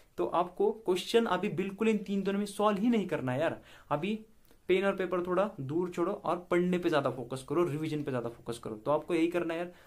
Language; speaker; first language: Hindi; non-native, local second language; Marathi